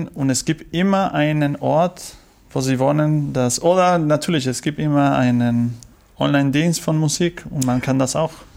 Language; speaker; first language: German; non-native, learner; Spanish